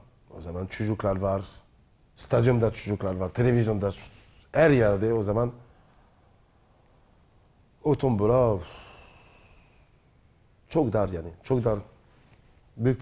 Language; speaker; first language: Turkish; non-native, learner; French